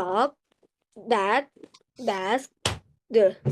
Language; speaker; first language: English; non-native, learner; Vietnamese